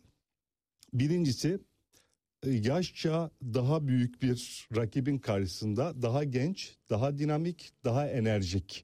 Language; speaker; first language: Turkish; native; Turkish